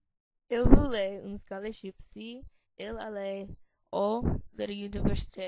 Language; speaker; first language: French; non-native, learner; English